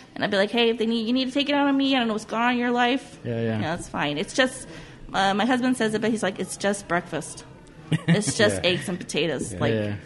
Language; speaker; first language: English; native; English